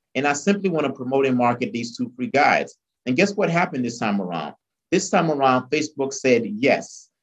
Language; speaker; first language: English; early bilingual, other home language; Haitian Creole